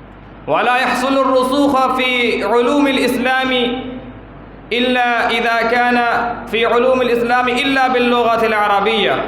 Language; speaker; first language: Arabic; non-native, fluent; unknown